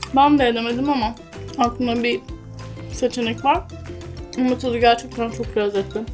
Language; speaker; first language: Turkish; non-native, fluent; Russian